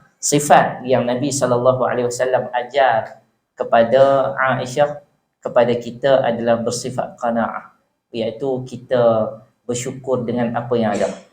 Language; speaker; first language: Malay; native; Malay